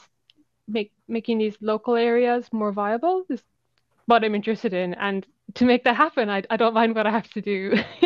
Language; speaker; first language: English; native; English